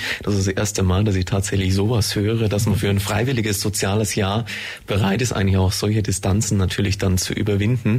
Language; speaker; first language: German; native; German